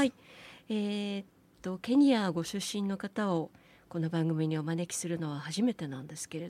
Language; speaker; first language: Japanese; native; Japanese